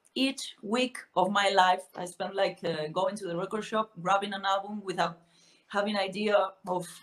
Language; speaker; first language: English; non-native, fluent; Spanish